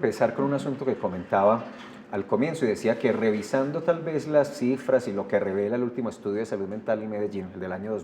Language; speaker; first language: Spanish; native; Spanish